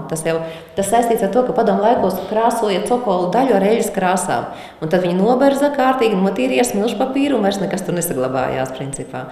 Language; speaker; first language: Latvian; native; Latvian